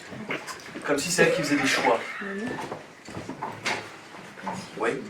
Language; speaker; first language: French; native; French